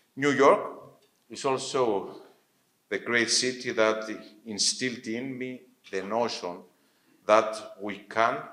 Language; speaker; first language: English; non-native, fluent; Greek